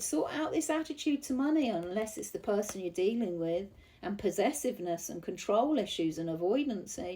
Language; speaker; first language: English; native; English